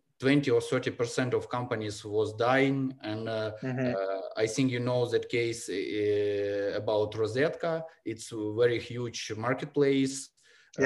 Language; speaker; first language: English; non-native, learner; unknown